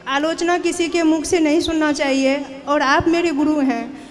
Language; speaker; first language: Hindi; native; Hindi